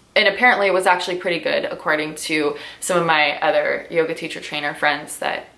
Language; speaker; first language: English; native; English